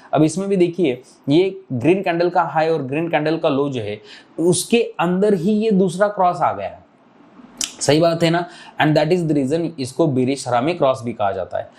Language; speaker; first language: Hindi; non-native, local second language; Marathi